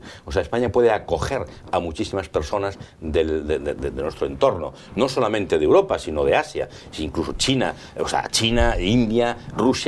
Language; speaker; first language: Spanish; native; Spanish